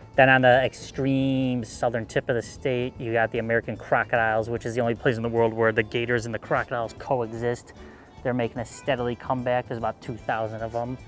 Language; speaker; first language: English; native; English